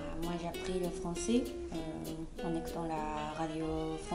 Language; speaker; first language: French; non-native, learner; Japanese